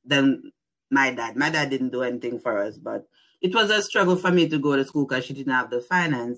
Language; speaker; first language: English; non-native, local second language; Jamaican Creole English